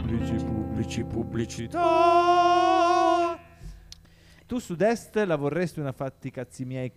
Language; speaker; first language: Italian; native; Italian